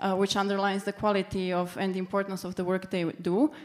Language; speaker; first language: English; non-native, fluent; Serbian